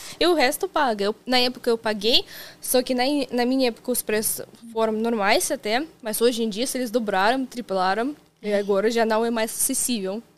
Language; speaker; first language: Portuguese; non-native, fluent; Russian